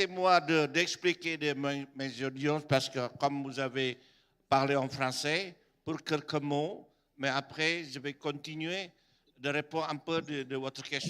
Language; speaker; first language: French; non-native, learner; Indonesian